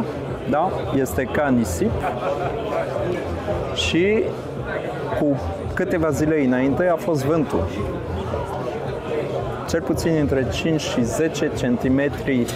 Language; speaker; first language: Romanian; non-native, fluent; French